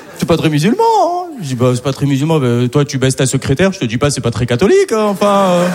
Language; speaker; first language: French; early bilingual, other home language; Arabic